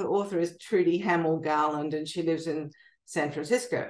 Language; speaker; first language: English; native; English